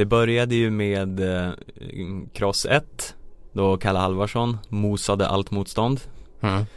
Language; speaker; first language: Swedish; native; Swedish